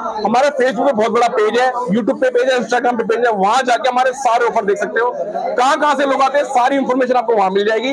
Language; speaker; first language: Hindi; native; Hindi